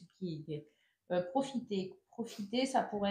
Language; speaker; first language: French; native; French